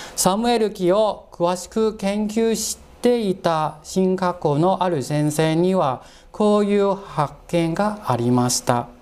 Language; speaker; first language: Japanese; non-native, fluent; Cantonese